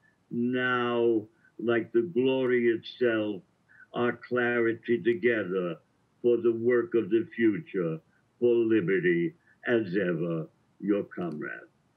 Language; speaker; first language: English; native; English